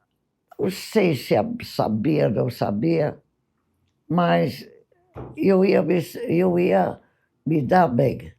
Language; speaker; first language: Portuguese; non-native, fluent; English